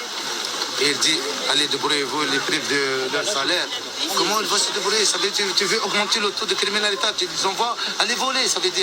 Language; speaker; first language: French; non-native, local second language; Arabic